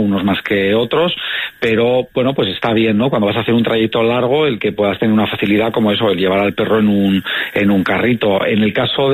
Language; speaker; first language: Spanish; native; Spanish